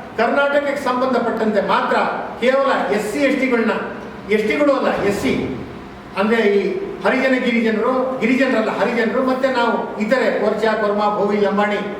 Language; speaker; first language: Kannada; non-native, local second language; Lambadi